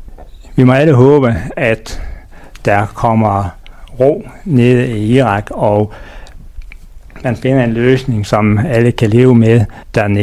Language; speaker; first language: Danish; native; Danish